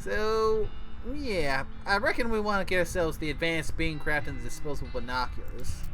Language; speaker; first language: English; native; English